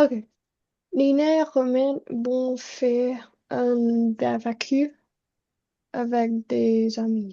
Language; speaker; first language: French; non-native, learner; Spanish